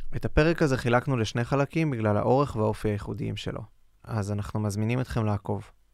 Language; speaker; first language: Hebrew; native; Hebrew